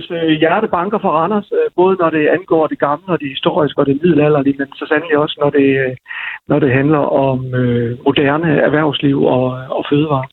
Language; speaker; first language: Danish; native; Danish